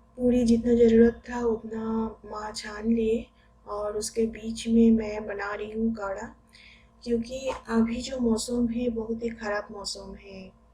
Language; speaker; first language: Hindi; non-native, local second language; Bangla